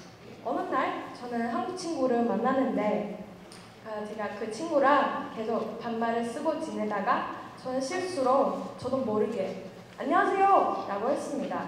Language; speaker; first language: Korean; non-native, fluent; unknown